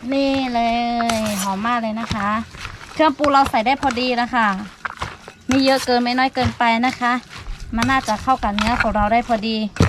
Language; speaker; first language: Thai; non-native, local second language; Lahu